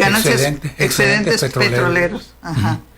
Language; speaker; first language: Spanish; native; Spanish